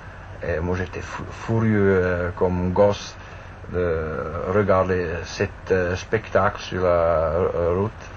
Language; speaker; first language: French; non-native, fluent; German